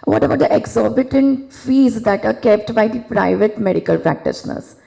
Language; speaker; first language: English; non-native, local second language; Marathi